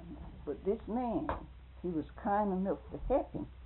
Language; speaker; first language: English; native; English